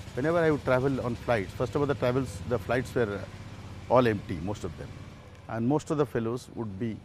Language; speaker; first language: English; non-native, local second language; Odia